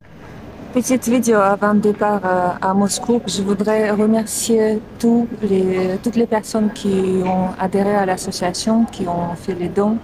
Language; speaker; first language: French; non-native, fluent; Russian